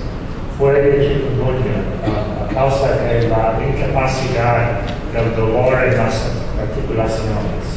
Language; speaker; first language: Spanish; non-native, fluent; English